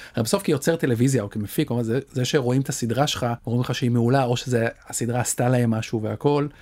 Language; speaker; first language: Hebrew; native; Hebrew